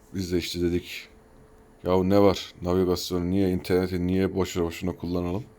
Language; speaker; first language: Turkish; early bilingual, heritage; Turkish